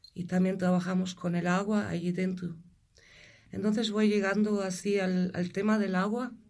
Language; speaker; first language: Spanish; non-native, fluent; German